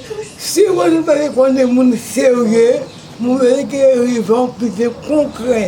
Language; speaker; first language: French; non-native, local second language; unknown